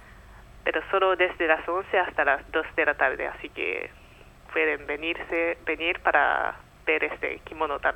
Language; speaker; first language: Spanish; non-native, fluent; Japanese